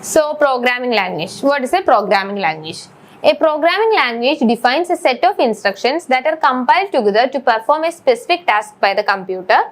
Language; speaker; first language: English; non-native, local second language; Malayalam